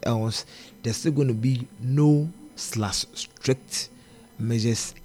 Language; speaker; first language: English; non-native, local second language; Akan